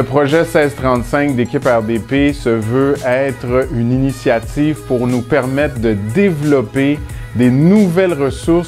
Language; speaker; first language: French; native; French